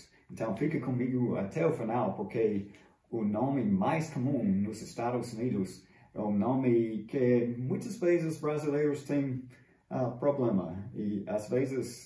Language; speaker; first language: Portuguese; non-native, fluent; English